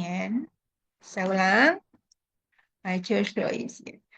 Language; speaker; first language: Chinese; non-native, fluent; Indonesian